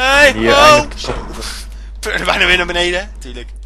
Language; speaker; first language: Dutch; native; Dutch